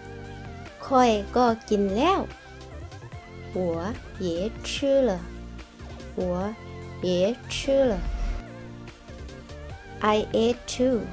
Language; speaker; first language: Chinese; non-native, learner; Lao